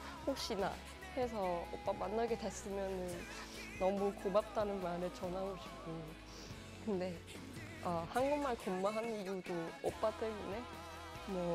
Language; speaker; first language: Korean; non-native, fluent; Cantonese